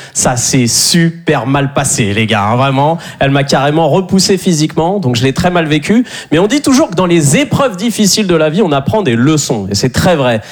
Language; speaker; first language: French; native; French